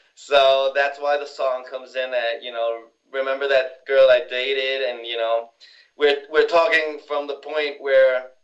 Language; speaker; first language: English; non-native, fluent; Spanish